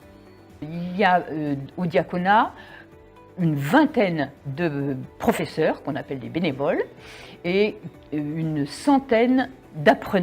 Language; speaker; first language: French; native; French